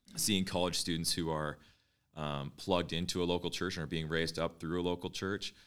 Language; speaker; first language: English; native; English